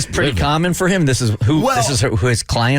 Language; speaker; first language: English; native; English